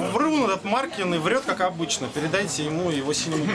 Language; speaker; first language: Russian; native; Russian